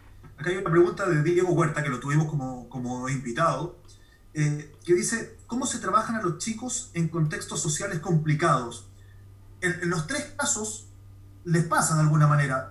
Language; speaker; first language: Spanish; native; Spanish